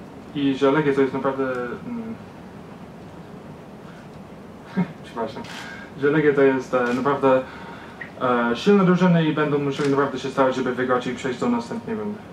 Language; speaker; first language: Polish; early bilingual, heritage; Polish